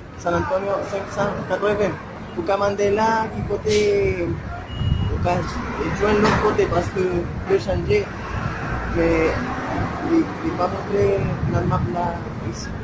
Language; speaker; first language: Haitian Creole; non-native, learner; Spanish